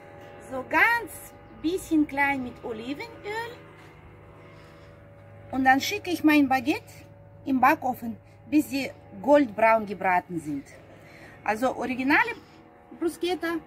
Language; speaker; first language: German; non-native, fluent; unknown